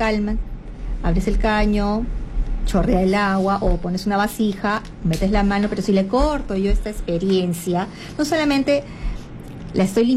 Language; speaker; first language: Spanish; native; Spanish